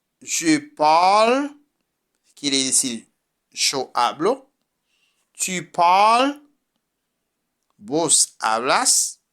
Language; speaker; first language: Spanish; non-native, fluent; French